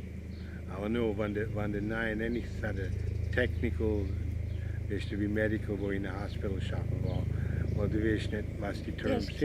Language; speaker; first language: German; early bilingual, heritage; Pennsylvania German